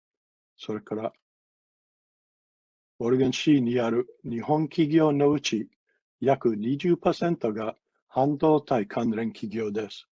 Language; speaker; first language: Japanese; non-native, fluent; English